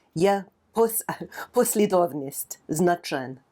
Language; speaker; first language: Ukrainian; non-native, fluent; English